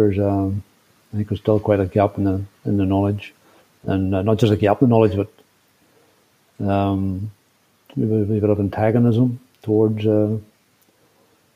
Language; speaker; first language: English; native; English